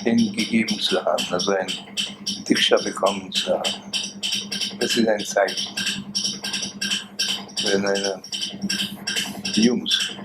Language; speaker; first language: German; non-native, learner; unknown